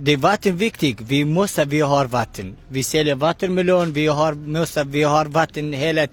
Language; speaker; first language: Swedish; non-native, learner; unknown